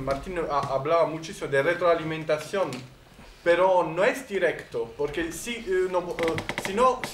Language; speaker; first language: Spanish; non-native, fluent; Italian